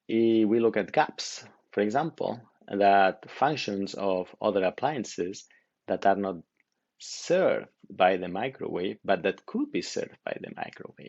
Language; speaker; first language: English; non-native, fluent; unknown